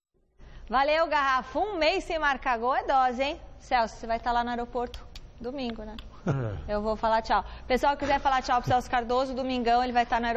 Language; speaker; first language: Portuguese; native; Portuguese